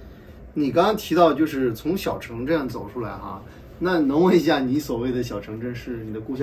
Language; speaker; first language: Chinese; native; Chinese